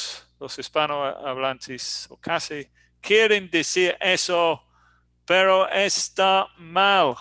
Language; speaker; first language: Spanish; non-native, fluent; English